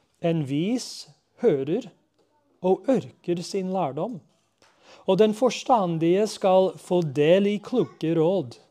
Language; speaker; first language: Norwegian; non-native, fluent; English